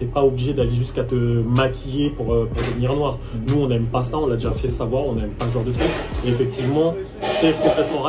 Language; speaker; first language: French; native; French